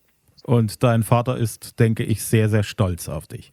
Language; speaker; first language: German; native; German